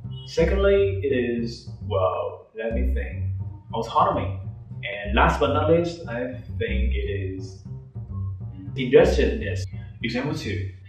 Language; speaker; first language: English; non-native, fluent; Vietnamese